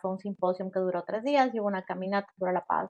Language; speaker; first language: Spanish; native; Spanish